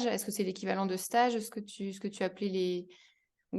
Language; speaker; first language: French; native; French